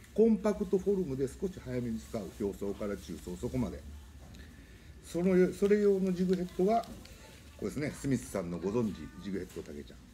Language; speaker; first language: Japanese; native; Japanese